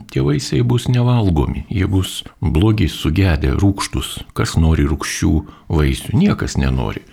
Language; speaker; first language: Lithuanian; native; Lithuanian